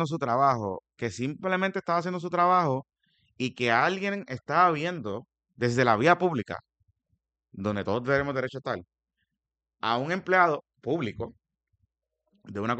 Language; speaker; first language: Spanish; native; Spanish